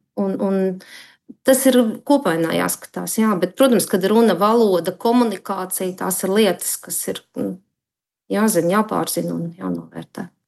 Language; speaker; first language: Latvian; native; Latvian